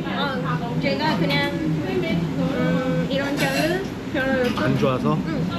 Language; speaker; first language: Korean; non-native, learner; Chinese